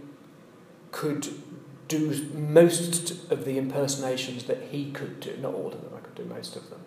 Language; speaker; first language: English; native; English